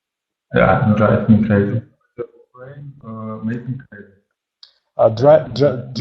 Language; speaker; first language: English; non-native, learner; Russian